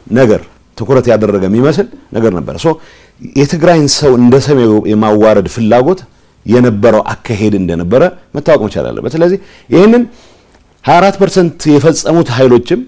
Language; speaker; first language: Amharic; non-native, local second language; Tigrinya